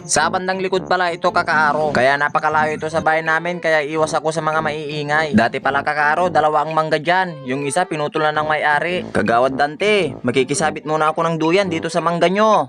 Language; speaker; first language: Filipino; non-native, local second language; Pangasinan